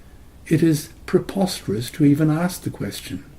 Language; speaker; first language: English; native; English